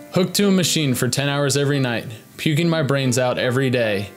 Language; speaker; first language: English; native; English